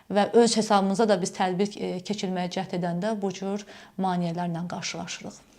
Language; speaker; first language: Azerbaijani; non-native, local second language; Talysh